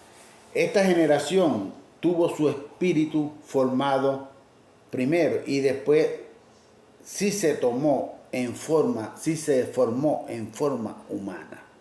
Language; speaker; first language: Spanish; native; Spanish